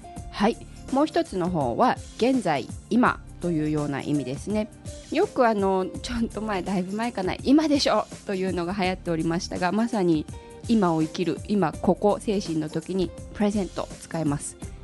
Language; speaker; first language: Japanese; native; Japanese